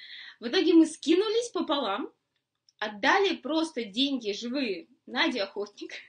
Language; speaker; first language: Russian; native; Russian